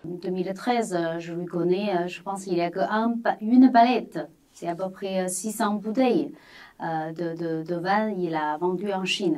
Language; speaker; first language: French; non-native, learner; Chinese